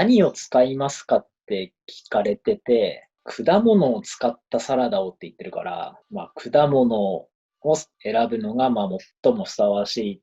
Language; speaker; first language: Japanese; native; Japanese